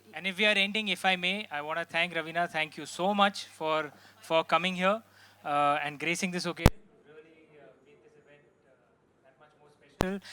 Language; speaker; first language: English; non-native, local second language; Hindi